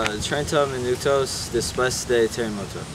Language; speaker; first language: Spanish; non-native, learner; English